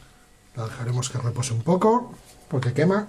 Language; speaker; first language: Spanish; native; Spanish